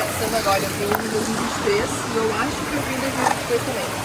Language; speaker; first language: Portuguese; native; Portuguese